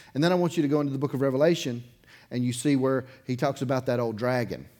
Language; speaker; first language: English; native; English